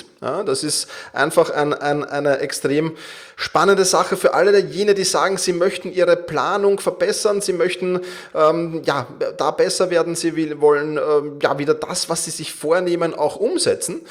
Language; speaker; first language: German; native; German